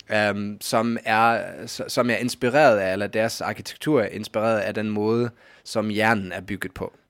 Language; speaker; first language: Danish; native; Danish